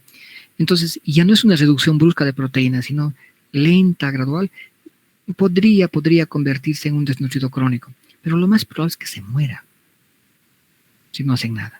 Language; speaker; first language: Spanish; native; Spanish